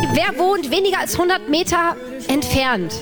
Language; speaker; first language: German; native; German